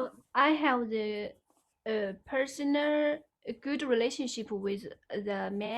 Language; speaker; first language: English; non-native, learner; Chinese